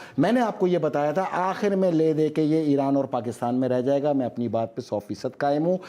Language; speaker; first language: Urdu; native; Urdu